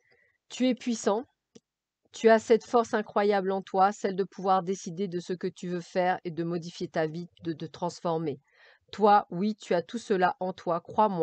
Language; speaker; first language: French; native; French